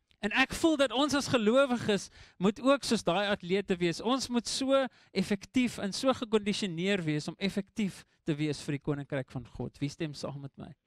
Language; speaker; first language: Afrikaans; non-native, local second language; English